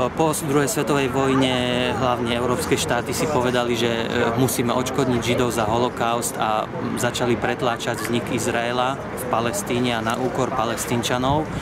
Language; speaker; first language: Slovak; non-native, fluent; Arabic